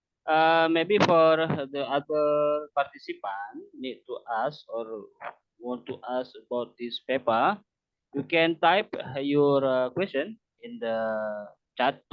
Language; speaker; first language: English; non-native, learner; Indonesian